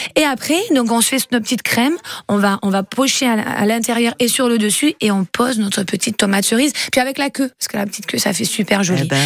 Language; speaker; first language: French; native; French